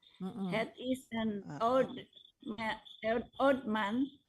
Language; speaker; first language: Dutch; non-native, learner; Indonesian